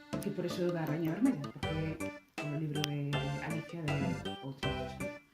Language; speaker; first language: Galician; native; Galician